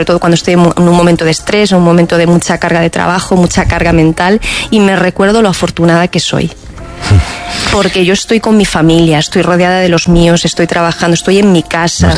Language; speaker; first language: Spanish; native; Spanish